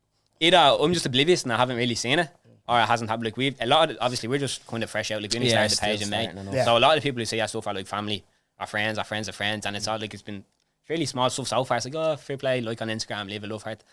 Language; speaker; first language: English; native; English